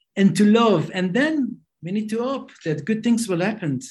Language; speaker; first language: English; non-native, fluent; Hebrew